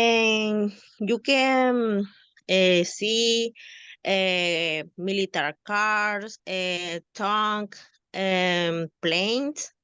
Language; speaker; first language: English; non-native, learner; Spanish